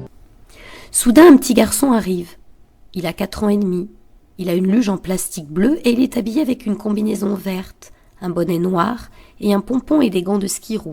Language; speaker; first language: French; native; French